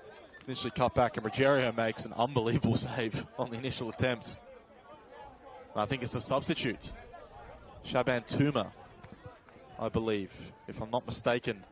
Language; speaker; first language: English; native; English